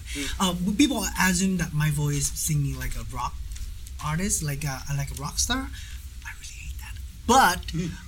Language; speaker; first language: English; non-native, learner; Vietnamese